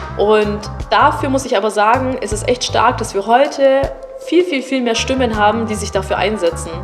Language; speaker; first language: German; early bilingual, other home language; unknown